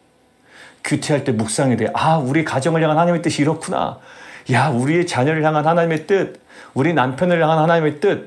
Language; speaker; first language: Korean; native; Korean